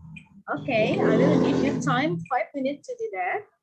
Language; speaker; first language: English; non-native, learner; Indonesian